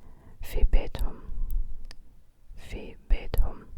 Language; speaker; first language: Arabic; non-native, learner; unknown